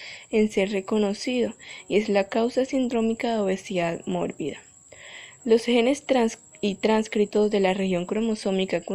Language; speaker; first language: Spanish; native; Spanish